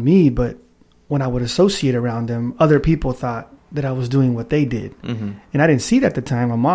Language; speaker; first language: English; native; English